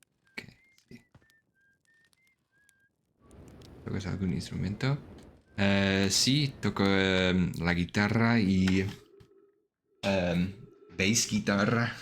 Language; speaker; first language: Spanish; non-native, learner; English